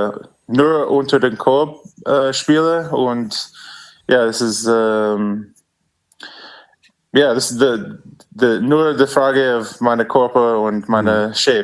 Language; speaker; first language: German; non-native, learner; English